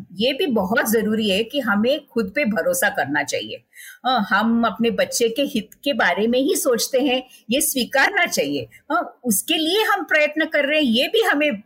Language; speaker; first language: Hindi; non-native, local second language; Marathi